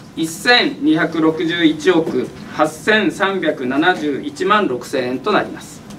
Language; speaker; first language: Japanese; native; Japanese